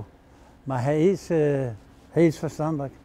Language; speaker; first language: Dutch; non-native, fluent; Danish